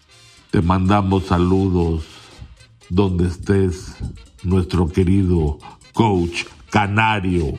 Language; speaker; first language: Spanish; early bilingual, heritage; Spanish